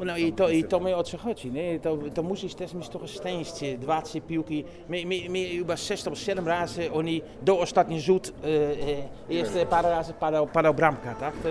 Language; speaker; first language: Polish; non-native, fluent; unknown